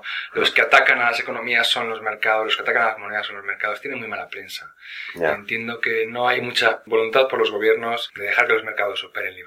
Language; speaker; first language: Spanish; native; Spanish